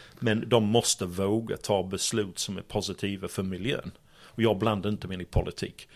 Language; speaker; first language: Swedish; non-native, fluent; English